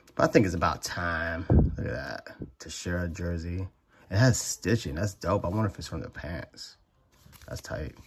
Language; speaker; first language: English; native; English